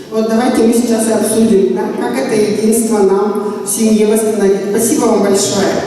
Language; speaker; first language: Russian; native; Russian